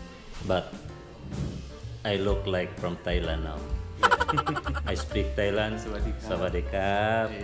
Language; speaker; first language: English; non-native, learner; Filipino